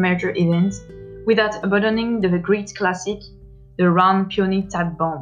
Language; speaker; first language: English; non-native, fluent; French